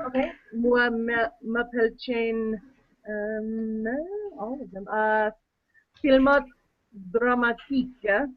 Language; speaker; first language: Albanian; non-native, learner; English